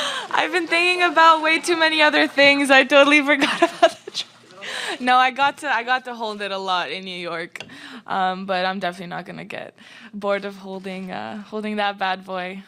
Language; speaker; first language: English; early bilingual, other home language; Romanian